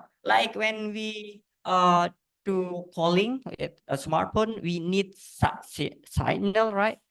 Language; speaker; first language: English; non-native, learner; Indonesian